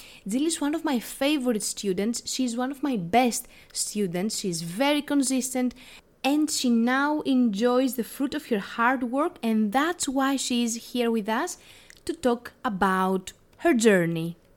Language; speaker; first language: English; non-native, fluent; Greek